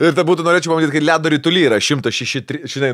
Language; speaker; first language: Lithuanian; native; Lithuanian